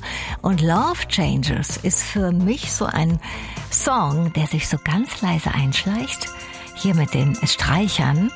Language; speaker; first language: German; native; German